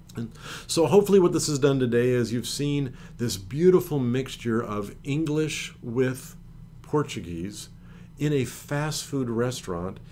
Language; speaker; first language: English; native; English